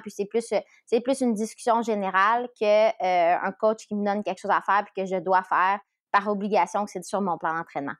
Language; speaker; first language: French; native; French